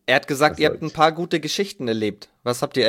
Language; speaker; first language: German; native; German